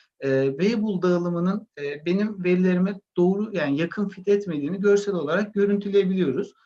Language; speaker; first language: Turkish; native; Turkish